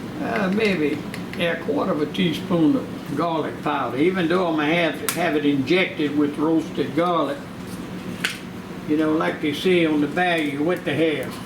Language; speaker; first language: English; native; English